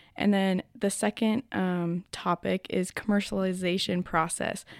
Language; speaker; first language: English; native; English